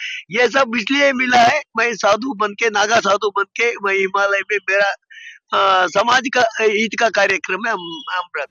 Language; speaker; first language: Hindi; non-native, local second language; Telugu